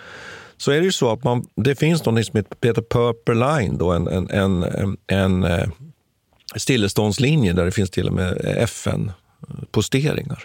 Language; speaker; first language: Swedish; native; Swedish